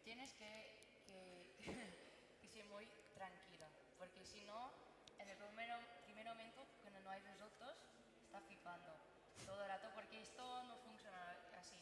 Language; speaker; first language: Spanish; non-native, learner; English